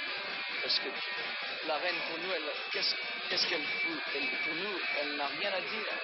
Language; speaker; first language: French; early bilingual, heritage; French